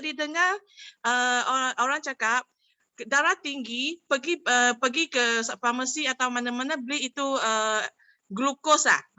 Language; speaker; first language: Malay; non-native, local second language; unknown